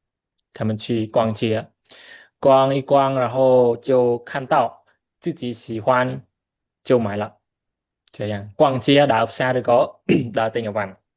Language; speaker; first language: Chinese; non-native, fluent; Khmer